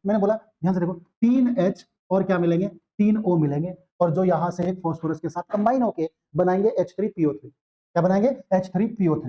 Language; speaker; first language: Hindi; native; Hindi